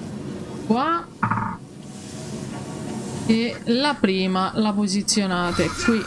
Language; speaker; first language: Italian; native; Italian